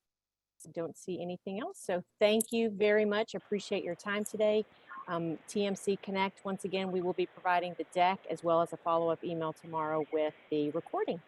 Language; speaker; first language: English; native; English